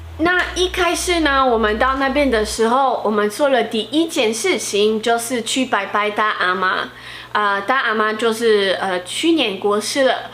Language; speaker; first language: Chinese; non-native, fluent; Portuguese